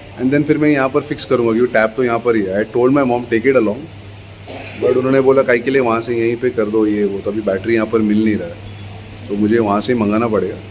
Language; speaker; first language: Hindi; native; Hindi